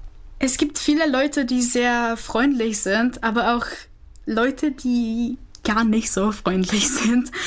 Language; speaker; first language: German; non-native, fluent; Czech